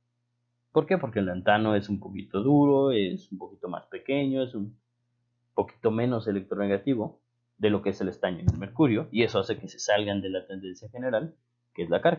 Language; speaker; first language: Spanish; native; Spanish